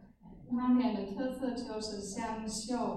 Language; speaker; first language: Chinese; non-native, fluent; German